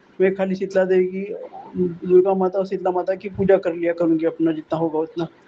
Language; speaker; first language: Hindi; non-native, local second language; Marathi